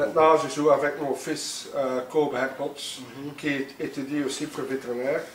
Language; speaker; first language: French; non-native, local second language; Dutch